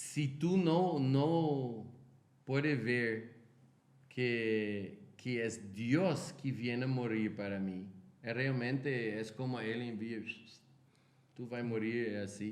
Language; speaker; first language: Spanish; non-native, fluent; Portuguese